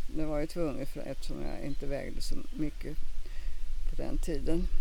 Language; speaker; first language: Swedish; native; Swedish